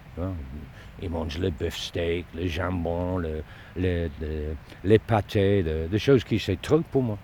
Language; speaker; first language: French; non-native, learner; Dutch